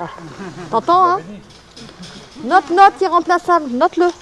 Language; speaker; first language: French; native; French